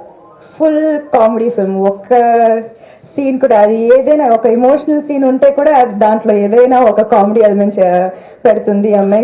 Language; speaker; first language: Telugu; non-native, fluent; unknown